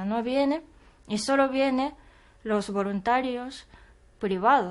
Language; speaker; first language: Spanish; non-native, fluent; Japanese